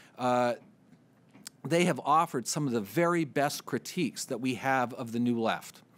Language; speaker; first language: English; native; English